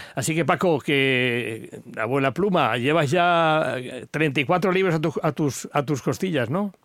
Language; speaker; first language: Spanish; native; Spanish